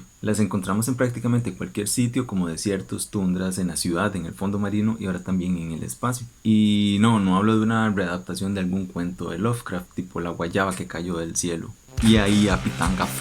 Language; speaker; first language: Spanish; native; Spanish